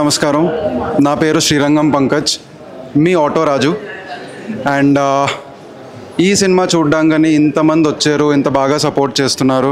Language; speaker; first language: Telugu; native; Telugu